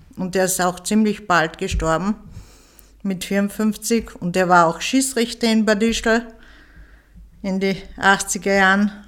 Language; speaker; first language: German; early bilingual, other home language; Turkish